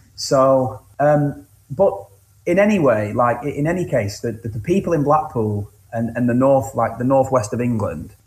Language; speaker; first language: English; native; English